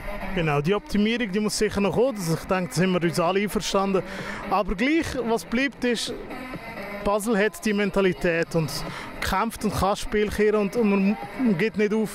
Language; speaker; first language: German; native; German